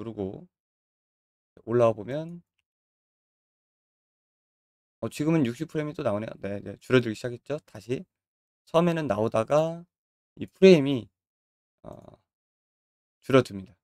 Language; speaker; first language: Korean; native; Korean